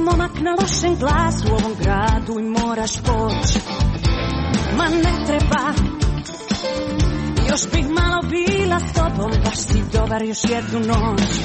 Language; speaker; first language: Serbian; native; Serbian